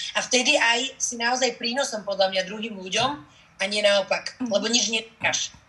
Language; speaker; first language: Slovak; native; Slovak